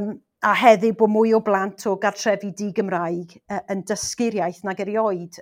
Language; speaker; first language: Welsh; non-native, local second language; English